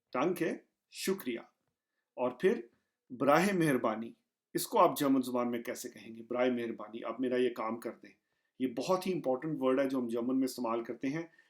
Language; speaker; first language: Urdu; non-native, local second language; Punjabi